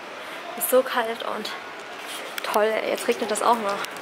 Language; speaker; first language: German; early bilingual, other home language; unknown